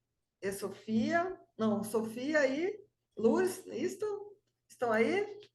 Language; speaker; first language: Portuguese; non-native, fluent; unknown